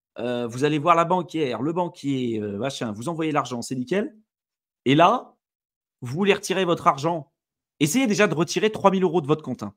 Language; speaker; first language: French; native; French